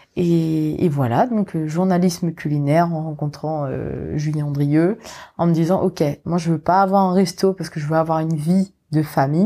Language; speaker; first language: French; non-native, local second language; Morisyen